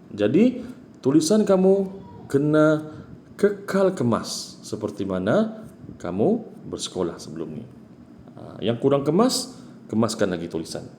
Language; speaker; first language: Malay; native; Malay